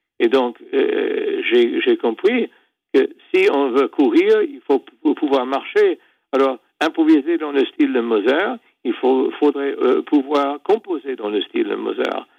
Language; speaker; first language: French; non-native, fluent; English